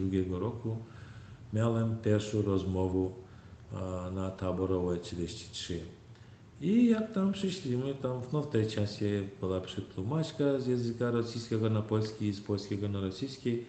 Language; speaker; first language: Polish; non-native, learner; Turkmen